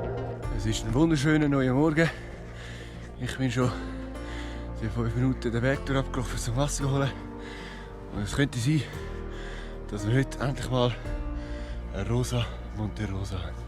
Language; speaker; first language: German; native; German